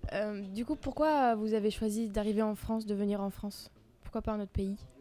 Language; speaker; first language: French; native; French